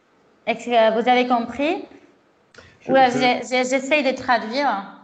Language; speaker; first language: French; non-native, fluent; Italian